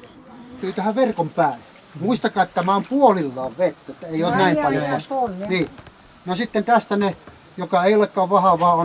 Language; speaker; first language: Finnish; native; Finnish